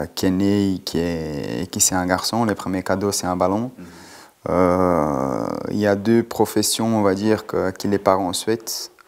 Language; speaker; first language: French; non-native, fluent; Portuguese